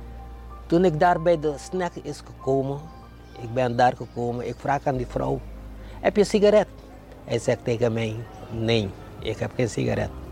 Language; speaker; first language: Dutch; non-native, fluent; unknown